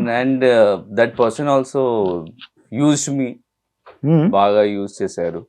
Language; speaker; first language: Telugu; non-native, local second language; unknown